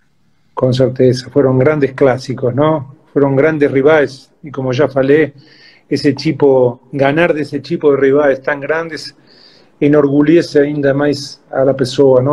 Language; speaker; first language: Portuguese; non-native, fluent; Spanish